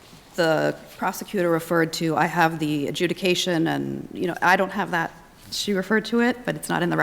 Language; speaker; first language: English; native; English